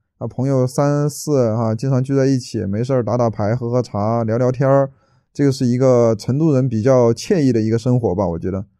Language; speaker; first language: Chinese; native; Chinese